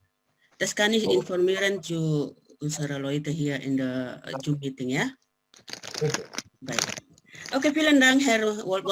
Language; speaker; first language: German; non-native, learner; Indonesian